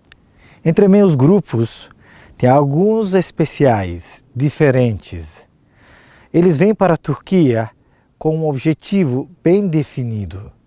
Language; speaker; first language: Portuguese; non-native, fluent; Turkish